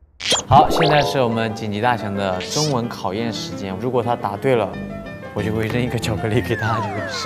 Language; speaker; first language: Chinese; native; Chinese